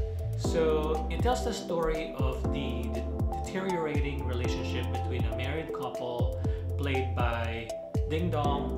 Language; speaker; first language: English; non-native, local second language; Filipino